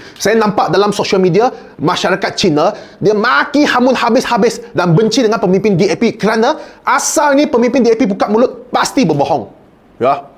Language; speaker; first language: Malay; non-native, local second language; Chinese